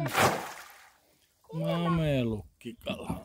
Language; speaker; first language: Finnish; non-native, learner; Thai